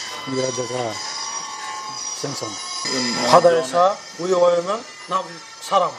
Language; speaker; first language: Korean; non-native, learner; Bangla